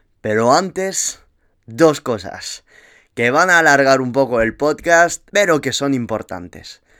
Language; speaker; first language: Spanish; early bilingual, heritage; Spanish